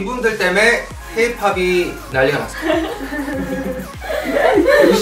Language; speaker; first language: Korean; native; Korean